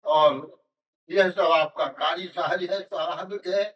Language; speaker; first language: Hindi; native; Hindi